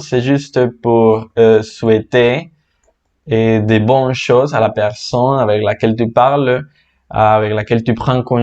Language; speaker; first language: French; non-native, fluent; Spanish